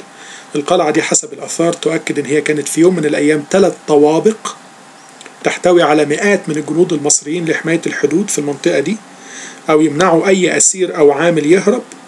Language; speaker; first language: Arabic; native; Arabic